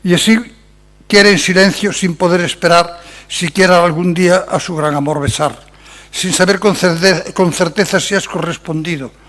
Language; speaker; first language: Spanish; non-native, local second language; Galician